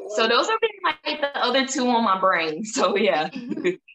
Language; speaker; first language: English; native; English